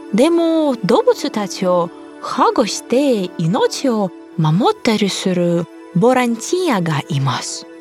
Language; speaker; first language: Japanese; non-native, fluent; Russian